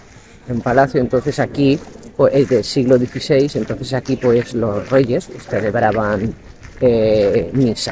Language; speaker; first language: Spanish; native; Spanish